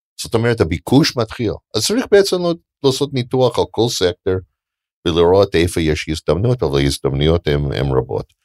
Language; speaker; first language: Hebrew; non-native, fluent; English